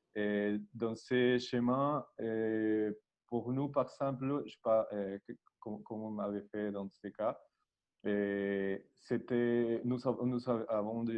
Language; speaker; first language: French; non-native, learner; Spanish